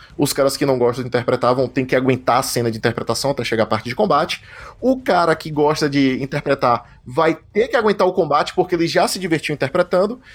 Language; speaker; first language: Portuguese; native; Portuguese